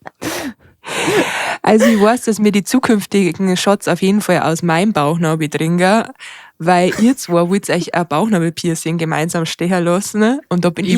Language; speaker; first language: German; native; German